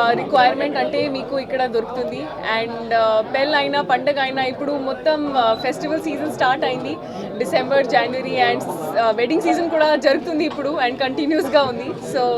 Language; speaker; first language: Telugu; non-native, fluent; Hindi